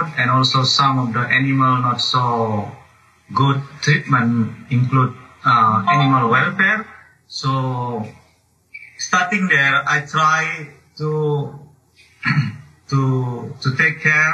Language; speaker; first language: English; non-native, learner; Indonesian